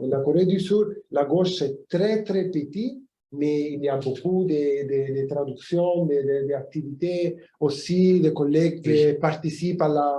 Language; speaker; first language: French; non-native, fluent; Italian